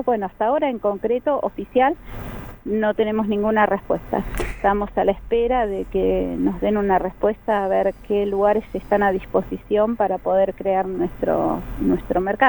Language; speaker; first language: Spanish; native; Spanish